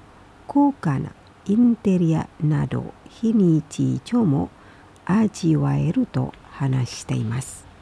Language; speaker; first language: Japanese; non-native, fluent; Indonesian